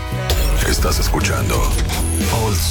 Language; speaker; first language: Spanish; native; Spanish